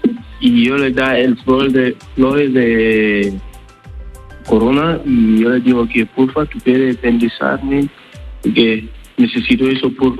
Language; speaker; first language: Spanish; non-native, learner; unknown